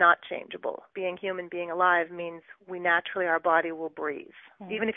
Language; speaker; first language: English; native; English